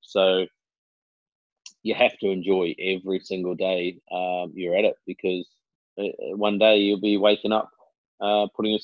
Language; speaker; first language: English; native; English